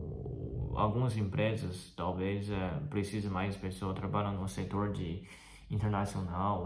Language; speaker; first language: Portuguese; non-native, fluent; Chinese